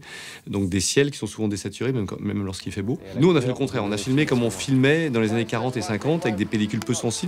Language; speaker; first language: French; native; French